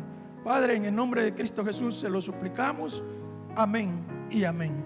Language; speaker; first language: Spanish; native; Spanish